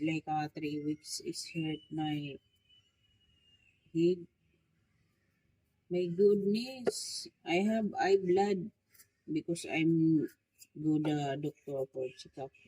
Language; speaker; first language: English; non-native, learner; Filipino